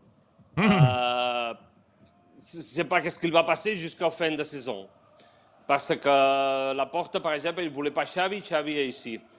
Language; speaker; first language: French; non-native, fluent; Spanish